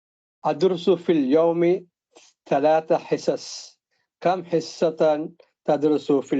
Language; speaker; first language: Arabic; non-native, learner; Tamil